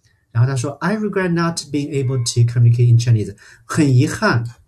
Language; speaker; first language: English; non-native, fluent; Chinese